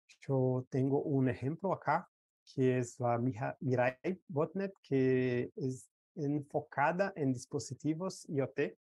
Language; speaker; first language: Spanish; non-native, fluent; Portuguese